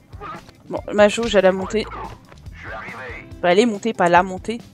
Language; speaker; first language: French; native; French